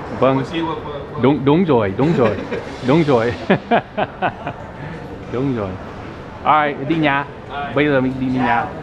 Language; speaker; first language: Vietnamese; non-native, learner; English